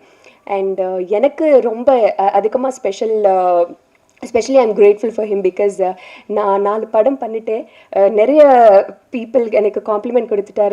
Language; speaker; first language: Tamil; non-native, learner; Telugu